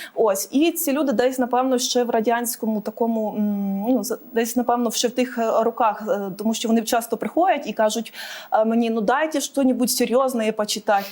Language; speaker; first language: Ukrainian; native; Ukrainian